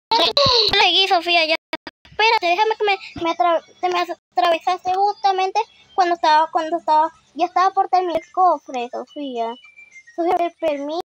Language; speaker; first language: Spanish; native; Spanish